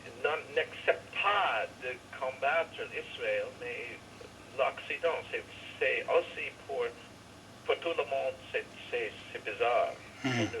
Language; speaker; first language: French; non-native, learner; English